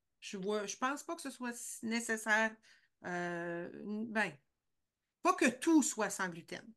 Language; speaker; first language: French; native; French